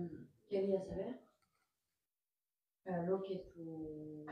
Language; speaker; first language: Spanish; non-native, learner; French